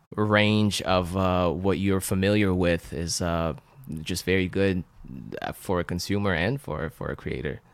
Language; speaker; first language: English; non-native, fluent; Russian